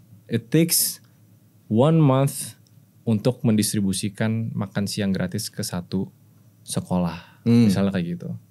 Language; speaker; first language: Indonesian; early bilingual, heritage; Indonesian